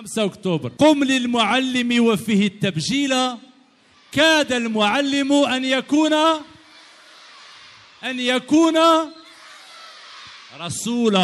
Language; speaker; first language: Arabic; native; Arabic